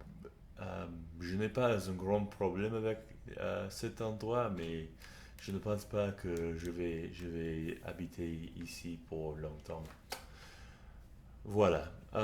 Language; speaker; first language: French; non-native, learner; English